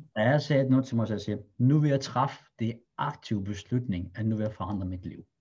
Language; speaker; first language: Danish; early bilingual, other home language; Arabic